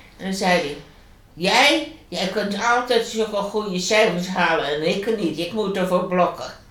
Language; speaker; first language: Dutch; native; Dutch